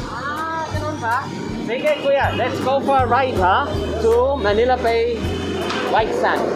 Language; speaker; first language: Filipino; non-native, learner; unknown